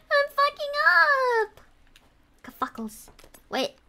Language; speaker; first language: English; non-native, local second language; Filipino